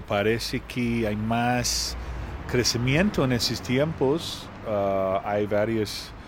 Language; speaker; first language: Spanish; non-native, learner; Portuguese